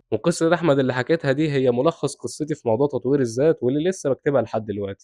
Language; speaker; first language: Arabic; native; Arabic